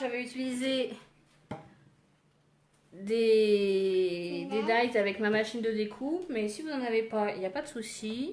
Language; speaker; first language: French; native; French